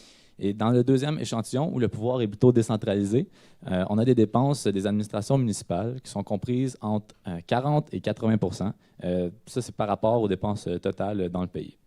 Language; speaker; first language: French; native; French